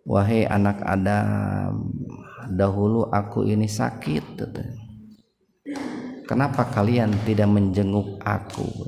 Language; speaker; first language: Indonesian; native; Indonesian